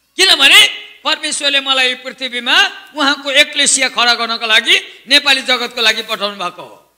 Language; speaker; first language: Nepali; native; Nepali